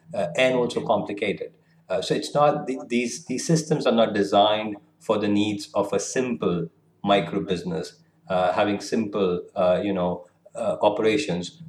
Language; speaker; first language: English; non-native, local second language; Hindi